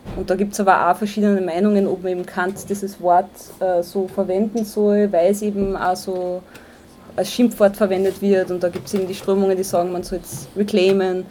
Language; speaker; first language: German; native; German